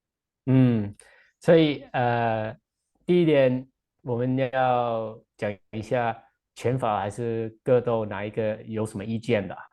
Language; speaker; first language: Chinese; non-native, fluent; English